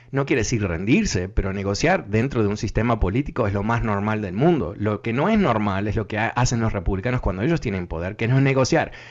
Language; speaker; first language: Spanish; early bilingual, heritage; Spanish